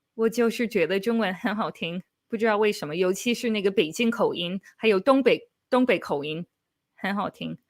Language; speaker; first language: Chinese; non-native, learner; English